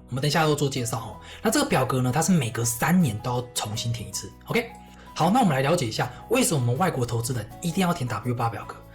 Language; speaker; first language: Chinese; native; Chinese